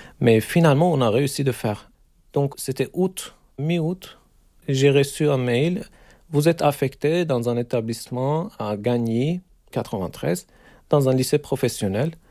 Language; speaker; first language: French; non-native, fluent; Turkish